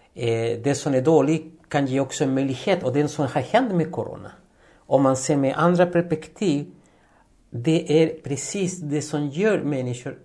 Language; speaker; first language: Swedish; non-native, fluent; Spanish